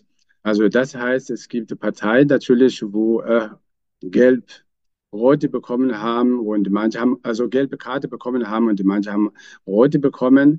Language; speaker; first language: German; non-native, fluent; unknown